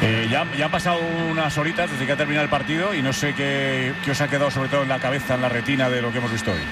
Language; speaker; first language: Spanish; native; Spanish